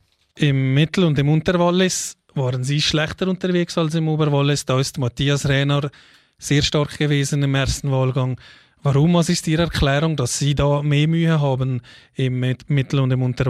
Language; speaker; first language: German; native; German